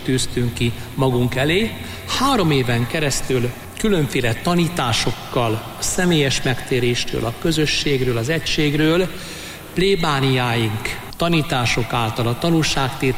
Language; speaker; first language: Hungarian; native; Hungarian